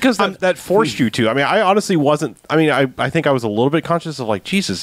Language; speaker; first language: English; native; English